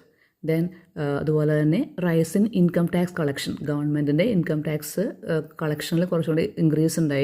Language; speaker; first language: Malayalam; native; Malayalam